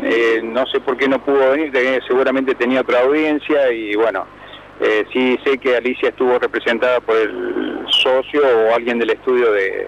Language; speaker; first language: Spanish; native; Spanish